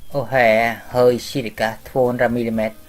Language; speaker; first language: Swedish; non-native, learner; Vietnamese